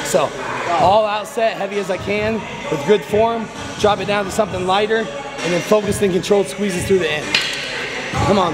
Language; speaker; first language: English; native; English